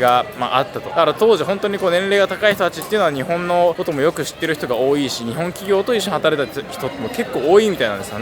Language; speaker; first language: Japanese; native; Japanese